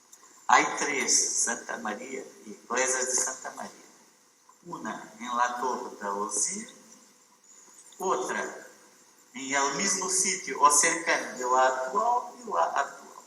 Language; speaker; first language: Portuguese; non-native, fluent; Spanish